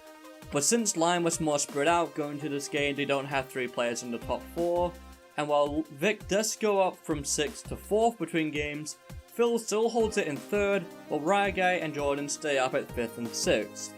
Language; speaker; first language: English; native; English